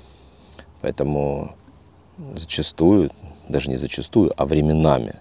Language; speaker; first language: Russian; native; Russian